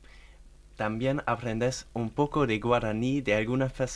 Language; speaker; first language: Spanish; non-native, fluent; German